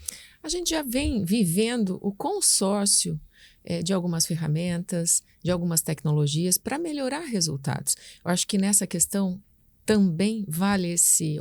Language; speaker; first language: Portuguese; native; Portuguese